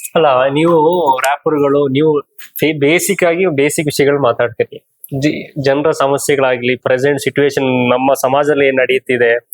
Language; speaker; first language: Kannada; native; Kannada